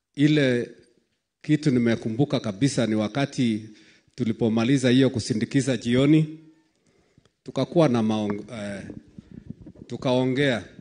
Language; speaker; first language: Swahili; native; Swahili